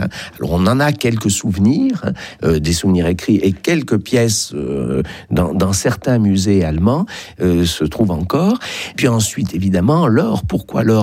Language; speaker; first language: French; native; French